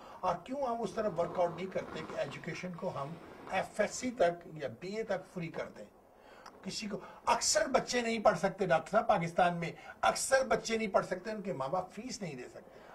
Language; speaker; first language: Urdu; native; Urdu